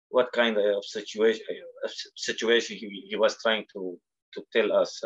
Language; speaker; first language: English; non-native, fluent; Arabic